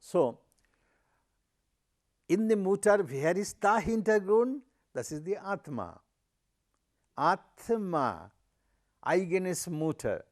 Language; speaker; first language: German; non-native, learner; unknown